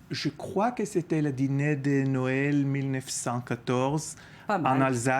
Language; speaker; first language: French; non-native, learner; Hebrew